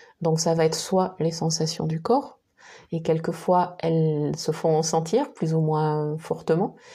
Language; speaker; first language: French; native; French